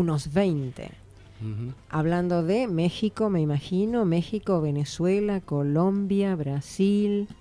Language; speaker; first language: Spanish; native; Spanish